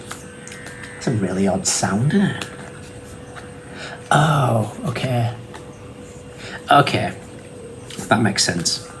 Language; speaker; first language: English; native; English